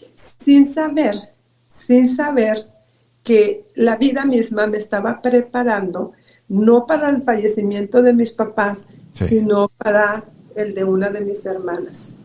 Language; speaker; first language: Spanish; native; Spanish